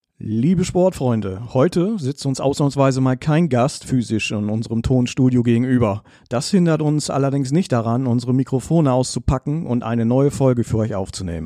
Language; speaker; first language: German; native; German